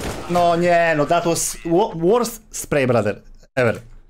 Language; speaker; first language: English; non-native, learner; Polish